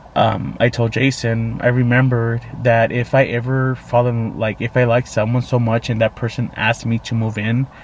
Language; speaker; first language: English; native; English